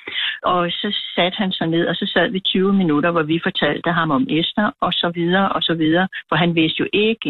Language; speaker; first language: Danish; native; Danish